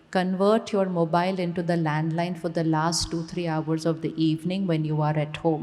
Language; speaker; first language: English; non-native, local second language; Hindi